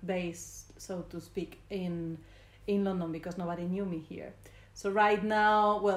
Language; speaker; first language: English; non-native, fluent; Spanish